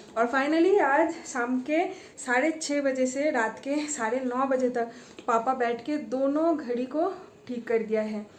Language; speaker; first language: Hindi; non-native, local second language; Bangla